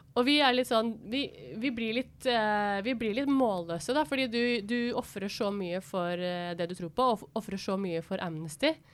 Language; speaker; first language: Norwegian; native; Norwegian